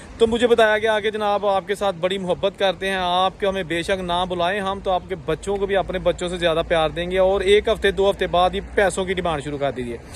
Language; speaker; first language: Hindi; non-native, local second language; Punjabi